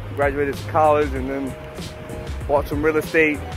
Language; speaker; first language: English; native; English